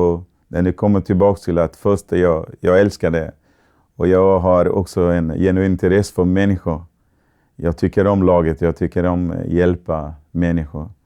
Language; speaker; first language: Swedish; non-native, fluent; Portuguese